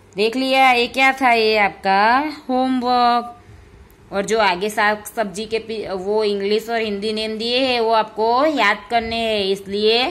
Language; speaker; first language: Hindi; non-native, local second language; Gujarati